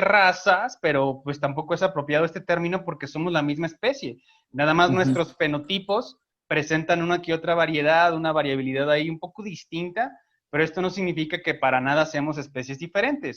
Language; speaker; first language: Spanish; native; Spanish